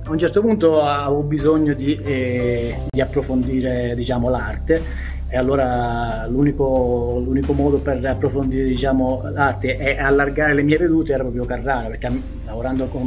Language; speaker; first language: Italian; native; Italian